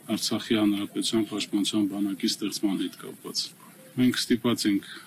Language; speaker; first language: Armenian; native; Armenian